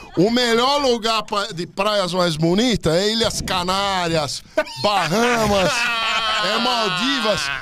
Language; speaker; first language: Portuguese; native; Portuguese